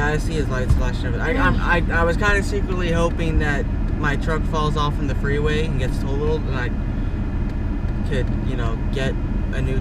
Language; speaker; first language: English; native; English